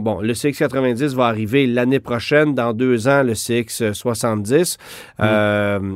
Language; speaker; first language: French; native; French